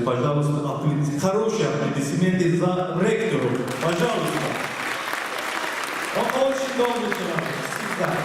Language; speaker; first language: Russian; non-native, learner; Persian